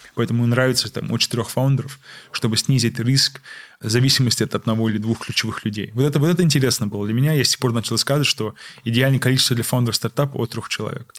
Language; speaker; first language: Russian; early bilingual, heritage; Russian